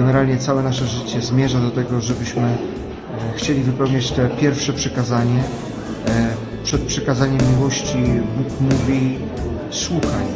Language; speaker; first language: Polish; native; Polish